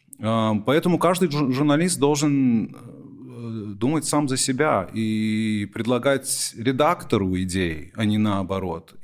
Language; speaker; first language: Russian; early bilingual, heritage; Russian